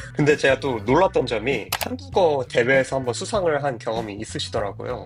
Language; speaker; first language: Korean; native; Korean